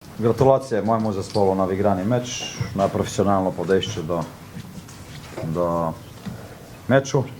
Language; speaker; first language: Polish; non-native, fluent; Slovenian